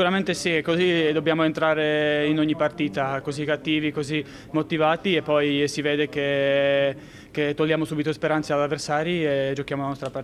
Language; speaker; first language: Italian; non-native, fluent; Slovak